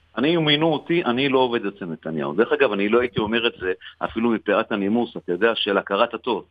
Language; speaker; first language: Hebrew; native; Hebrew